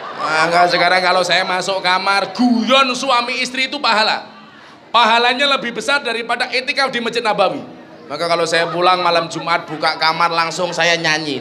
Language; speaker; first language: Indonesian; non-native, local second language; Javanese